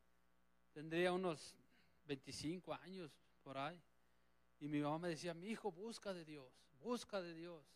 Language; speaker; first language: Spanish; native; Spanish